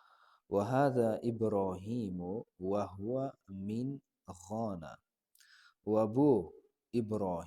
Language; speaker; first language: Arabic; non-native, fluent; Uzbek